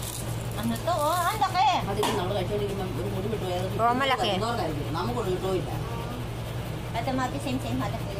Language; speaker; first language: Filipino; non-native, local second language; Iloko